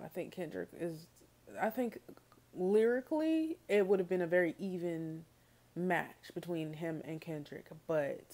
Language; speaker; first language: English; native; English